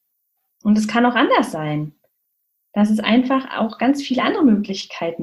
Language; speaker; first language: German; native; German